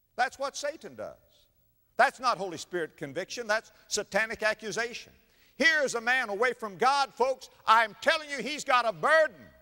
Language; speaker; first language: English; native; English